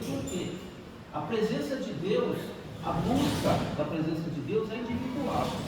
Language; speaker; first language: Portuguese; native; Portuguese